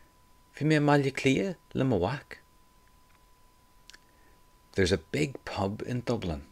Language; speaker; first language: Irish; non-native, local second language; English